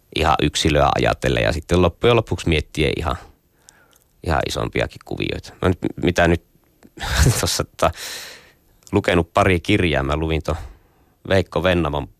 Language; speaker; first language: Finnish; native; Finnish